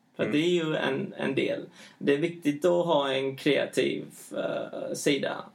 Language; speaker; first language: Swedish; early bilingual, heritage; Swedish